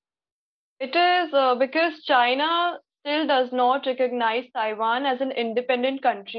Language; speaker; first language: English; non-native, local second language; Hindi